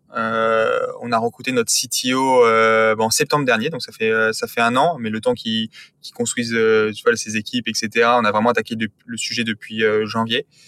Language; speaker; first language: French; native; French